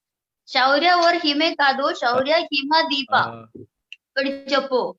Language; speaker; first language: Telugu; non-native, learner; Malayalam